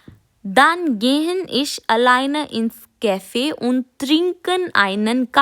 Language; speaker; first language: German; non-native, fluent; Hindi